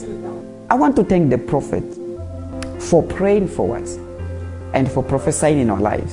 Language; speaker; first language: English; non-native, fluent; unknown